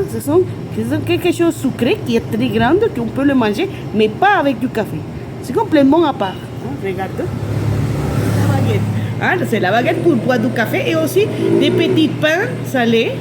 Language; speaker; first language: French; non-native, fluent; Spanish